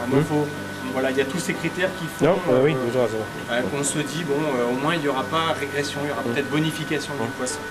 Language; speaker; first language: French; native; French